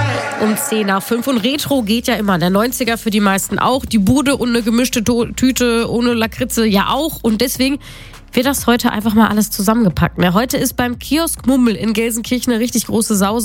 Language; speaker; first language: German; native; German